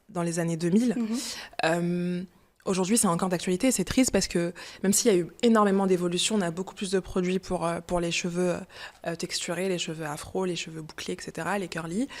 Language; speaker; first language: French; early bilingual, other home language; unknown